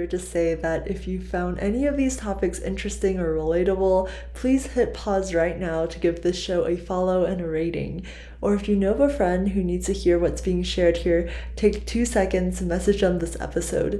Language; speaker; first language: English; early bilingual, other home language; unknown